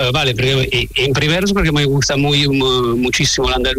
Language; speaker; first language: Spanish; non-native, learner; Italian